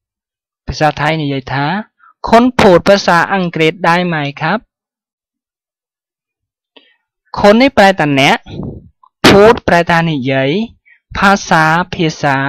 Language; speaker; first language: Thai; non-native, fluent; Khmer